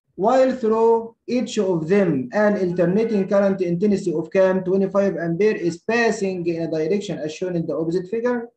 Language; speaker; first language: English; non-native, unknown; Arabic